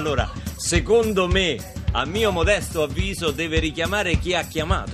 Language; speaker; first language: Italian; native; Italian